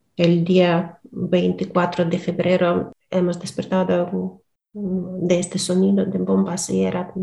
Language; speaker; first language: Spanish; non-native, fluent; Russian